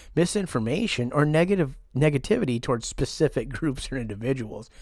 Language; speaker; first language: English; native; English